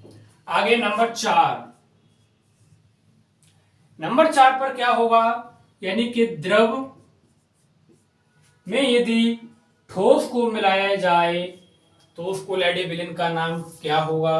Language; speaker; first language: Hindi; native; Hindi